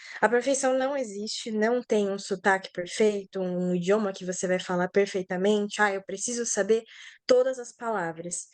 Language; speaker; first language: Portuguese; native; Portuguese